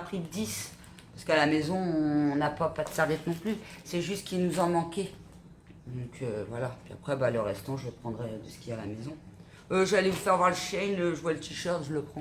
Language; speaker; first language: French; native; French